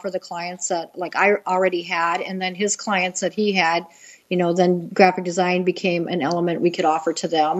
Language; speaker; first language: English; native; English